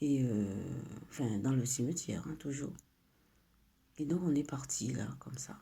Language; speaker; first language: French; native; French